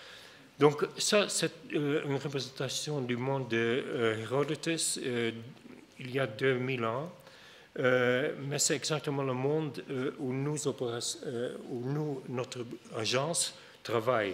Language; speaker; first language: French; non-native, fluent; Dutch